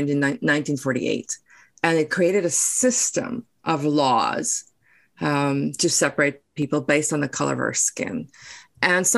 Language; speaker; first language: English; non-native, local second language; Afrikaans